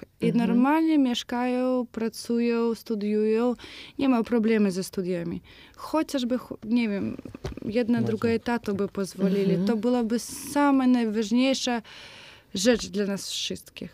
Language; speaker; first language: Polish; non-native, fluent; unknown